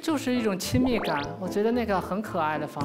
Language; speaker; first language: Chinese; native; Chinese